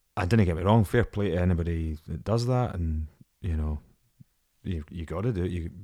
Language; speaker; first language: English; native; English